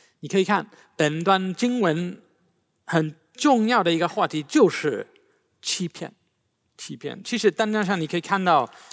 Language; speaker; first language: Chinese; non-native, fluent; English